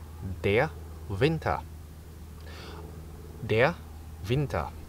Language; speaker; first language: German; non-native, fluent; Indonesian